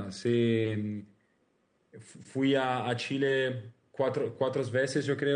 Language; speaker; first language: Spanish; non-native, learner; Italian